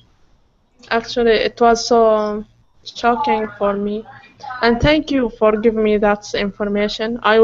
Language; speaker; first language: English; non-native, learner; Arabic